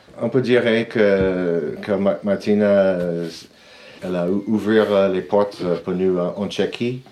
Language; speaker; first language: French; non-native, fluent; English